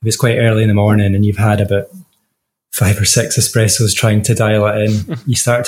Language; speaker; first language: English; native; English